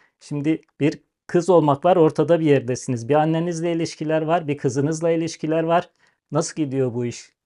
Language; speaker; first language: Turkish; native; Turkish